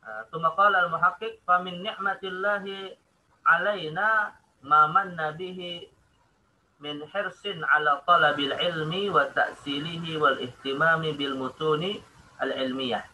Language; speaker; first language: Arabic; non-native, fluent; Indonesian